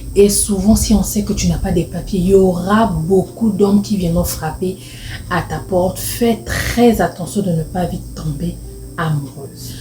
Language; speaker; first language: French; non-native, local second language; Lingala